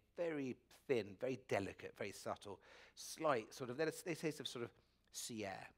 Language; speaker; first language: English; native; English